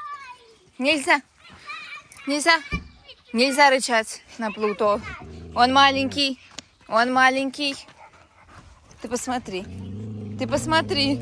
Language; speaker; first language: Russian; native; Russian